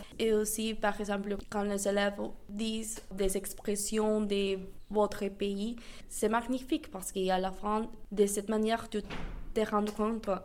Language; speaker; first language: French; non-native, fluent; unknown